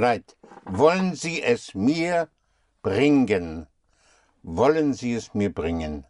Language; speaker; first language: German; non-native, fluent; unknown